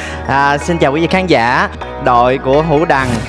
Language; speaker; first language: Vietnamese; native; Vietnamese